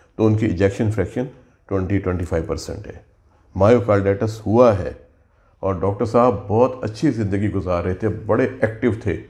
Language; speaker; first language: Urdu; native; Urdu